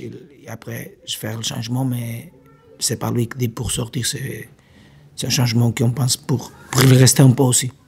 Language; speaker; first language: French; non-native, learner; Portuguese